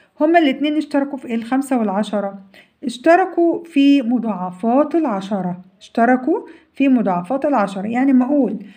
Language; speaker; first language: Arabic; native; Arabic